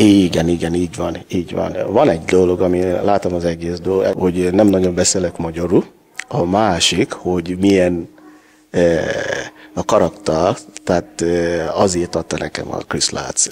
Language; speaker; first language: Hungarian; non-native, learner; Yoruba